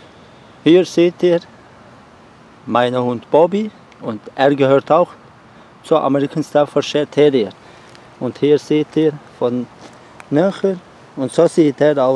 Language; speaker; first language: German; non-native, learner; Turkish